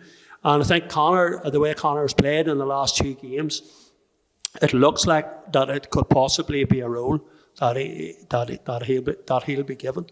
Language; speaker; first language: English; native; English